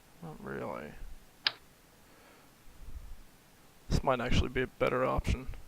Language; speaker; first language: English; native; English